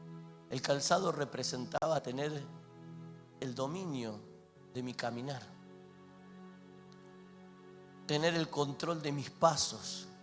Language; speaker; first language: Spanish; native; Spanish